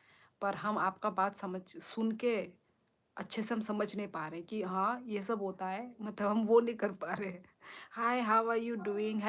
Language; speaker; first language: Hindi; non-native, local second language; Kok Borok